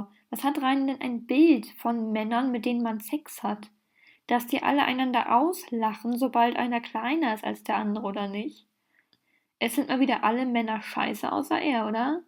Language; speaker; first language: German; native; German